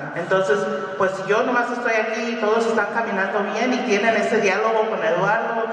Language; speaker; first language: Spanish; early bilingual, heritage; Spanish